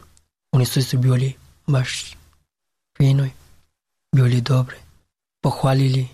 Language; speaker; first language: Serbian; non-native, learner; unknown